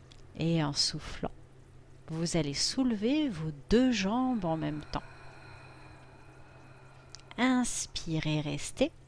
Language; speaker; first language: French; native; French